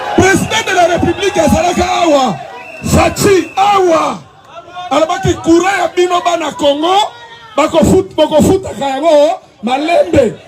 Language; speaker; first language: Lingala; non-native, local second language; Kongo